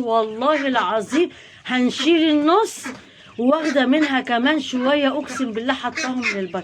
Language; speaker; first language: Arabic; native; Arabic